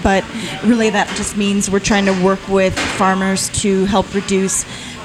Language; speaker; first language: English; native; English